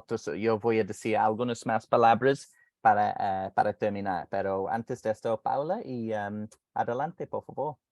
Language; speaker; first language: Spanish; non-native, fluent; English